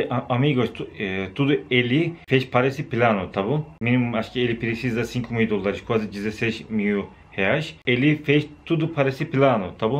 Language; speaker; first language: Portuguese; non-native, learner; Turkish